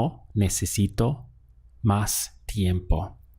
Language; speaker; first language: Spanish; non-native, fluent; English